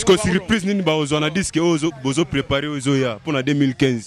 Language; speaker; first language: French; non-native, local second language; Lingala